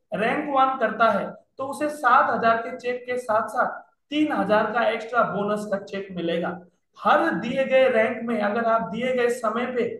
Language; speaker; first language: Hindi; non-native, local second language; Nepali